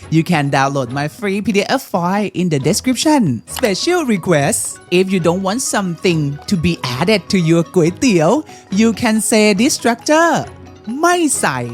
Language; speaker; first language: English; non-native, fluent; Thai